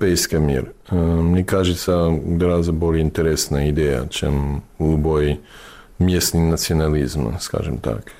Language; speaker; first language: Russian; non-native, fluent; English